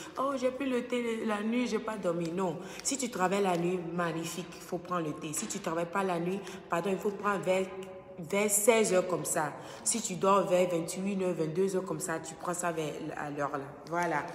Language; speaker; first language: French; non-native, fluent; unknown